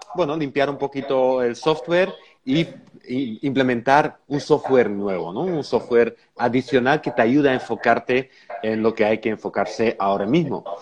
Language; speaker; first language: Spanish; non-native, fluent; Dutch